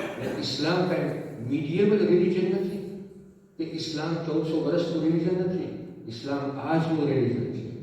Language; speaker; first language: Gujarati; early bilingual, heritage; Gujarati